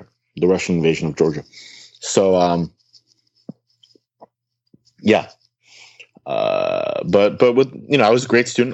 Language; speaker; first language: English; native; English